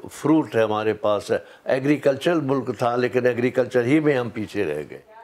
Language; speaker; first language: Urdu; native; Urdu